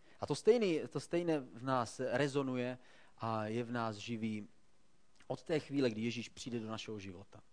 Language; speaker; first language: Czech; native; Czech